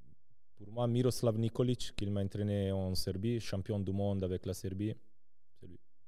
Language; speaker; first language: French; non-native, local second language; Serbian